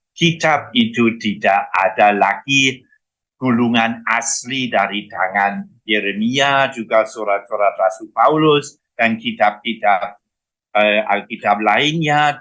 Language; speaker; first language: Indonesian; non-native, fluent; German